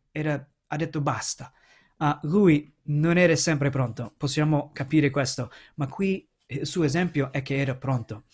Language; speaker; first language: Italian; non-native, fluent; English